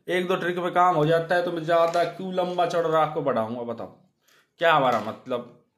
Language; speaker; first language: Hindi; native; Hindi